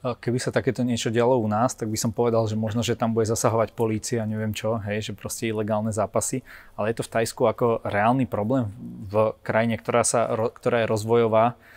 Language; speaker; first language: Slovak; native; Slovak